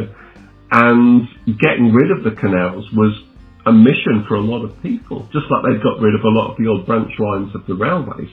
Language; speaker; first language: English; native; English